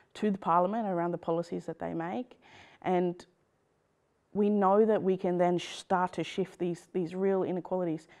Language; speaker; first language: English; native; English